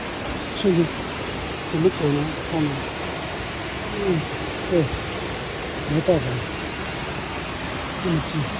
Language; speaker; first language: Chinese; non-native, fluent; Tibetan